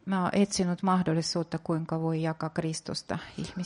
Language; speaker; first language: Finnish; non-native, fluent; Russian